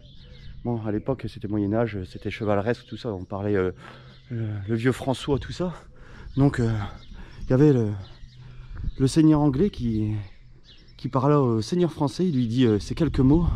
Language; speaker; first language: French; native; French